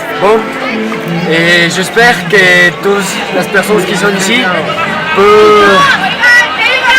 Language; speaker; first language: French; non-native, learner; Spanish